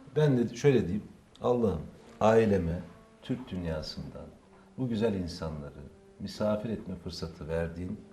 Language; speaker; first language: Turkish; native; Turkish